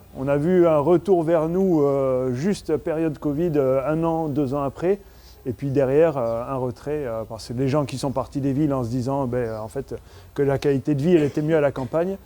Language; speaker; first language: French; native; French